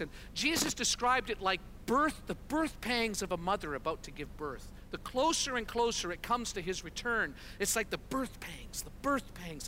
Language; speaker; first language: English; native; English